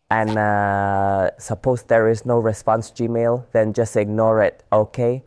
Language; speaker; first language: English; non-native, learner; Vietnamese